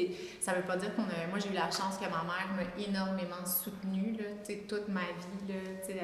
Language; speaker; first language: French; native; French